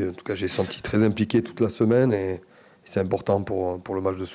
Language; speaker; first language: French; native; French